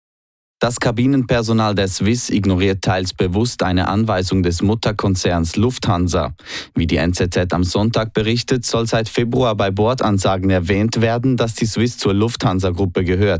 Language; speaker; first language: German; native; German